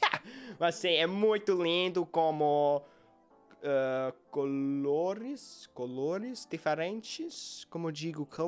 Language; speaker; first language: Portuguese; non-native, learner; English